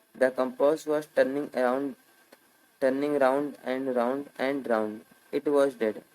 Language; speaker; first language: English; non-native, local second language; Hindi